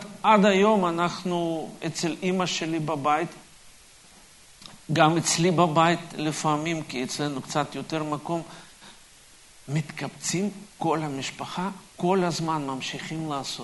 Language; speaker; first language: Hebrew; non-native, fluent; Russian